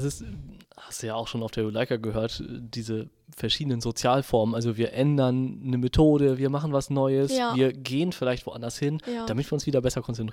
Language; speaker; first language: German; native; German